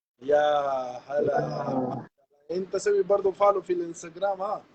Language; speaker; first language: Arabic; non-native, learner; Pashto